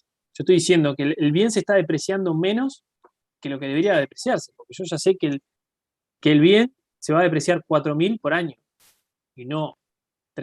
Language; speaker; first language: Spanish; native; Spanish